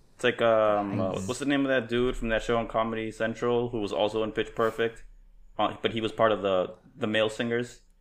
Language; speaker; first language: English; native; English